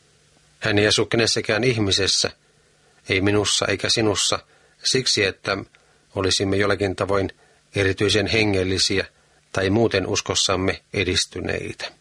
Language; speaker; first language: Finnish; native; Finnish